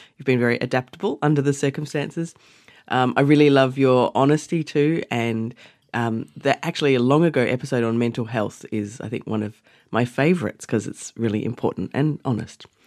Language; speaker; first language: English; native; English